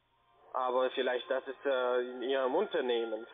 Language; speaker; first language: German; non-native, learner; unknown